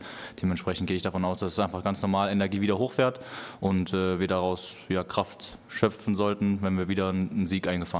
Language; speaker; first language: German; native; German